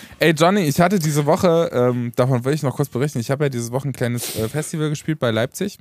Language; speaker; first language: German; early bilingual, other home language; Romanian